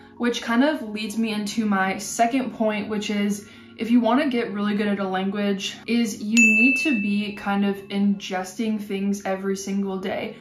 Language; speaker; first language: English; native; English